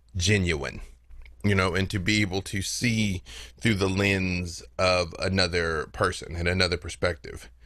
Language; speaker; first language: English; native; English